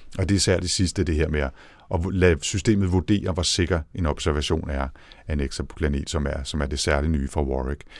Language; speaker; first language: Danish; native; Danish